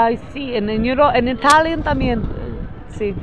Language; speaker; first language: Spanish; non-native, learner; English